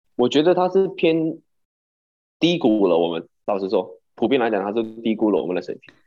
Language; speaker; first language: Chinese; non-native, local second language; Cantonese